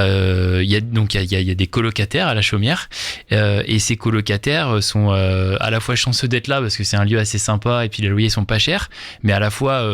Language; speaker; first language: French; native; French